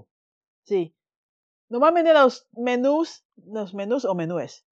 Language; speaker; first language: Spanish; non-native, fluent; Chinese